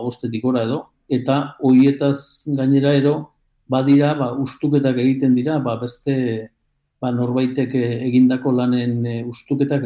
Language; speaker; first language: Basque; native; Basque